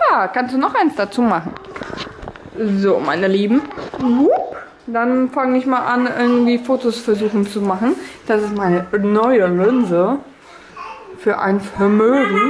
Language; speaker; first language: German; native; German